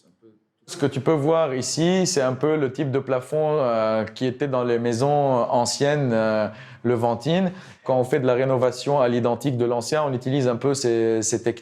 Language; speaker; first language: French; non-native, local second language; Arabic